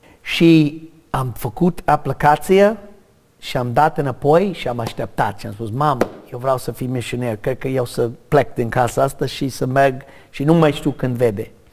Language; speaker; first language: Romanian; non-native, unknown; English